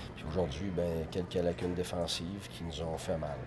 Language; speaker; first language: French; native; French